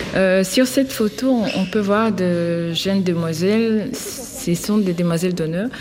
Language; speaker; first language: French; non-native, local second language; Swahili